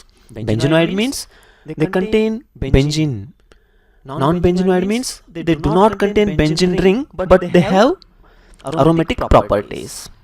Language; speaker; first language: English; non-native, local second language; Kannada